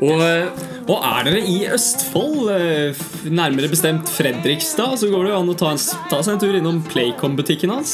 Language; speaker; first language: Norwegian; native; Norwegian